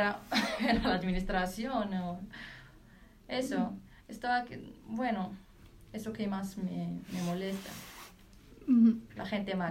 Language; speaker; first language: Spanish; non-native, learner; Arabic